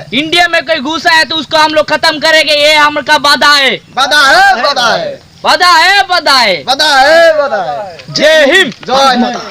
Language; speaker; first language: Hindi; non-native, local second language; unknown